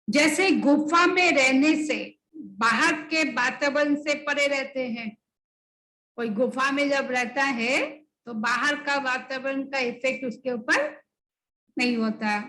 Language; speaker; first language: Hindi; non-native, local second language; Bangla